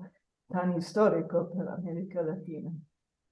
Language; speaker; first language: Spanish; non-native, fluent; Italian